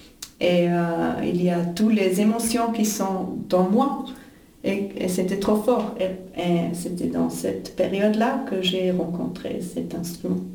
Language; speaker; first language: French; non-native, fluent; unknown